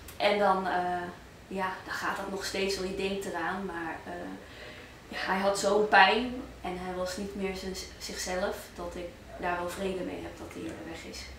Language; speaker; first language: Dutch; early bilingual, other home language; Arabic